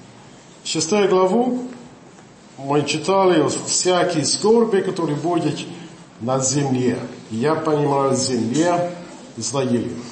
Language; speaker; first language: Russian; non-native, learner; English